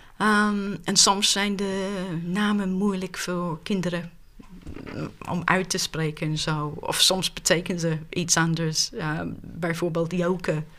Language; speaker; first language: Dutch; non-native, fluent; English